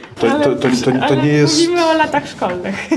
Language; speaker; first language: Polish; non-native, fluent; Russian